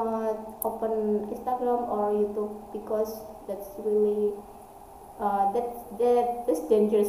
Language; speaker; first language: English; non-native, learner; Indonesian